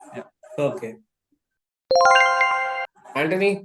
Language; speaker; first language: Tamil; native; Tamil